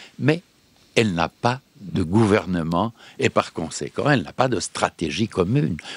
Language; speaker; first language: French; non-native, fluent; Serbian